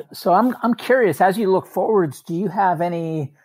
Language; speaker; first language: English; native; English